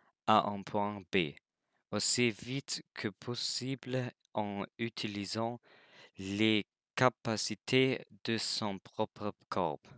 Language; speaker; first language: French; non-native, learner; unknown